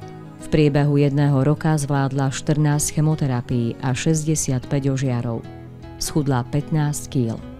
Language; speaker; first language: Slovak; native; Slovak